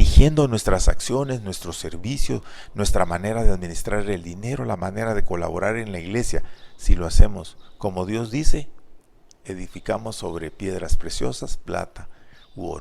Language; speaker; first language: Spanish; native; Spanish